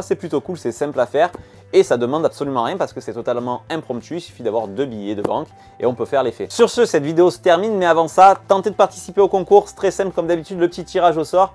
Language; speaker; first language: French; native; French